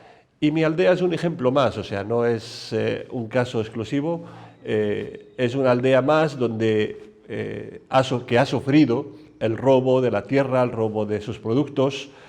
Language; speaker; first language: Spanish; non-native, fluent; Arabic